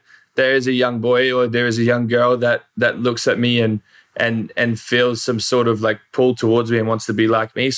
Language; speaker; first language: English; native; English